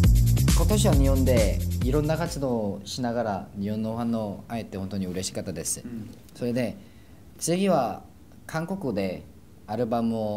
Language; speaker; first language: Japanese; non-native, fluent; Korean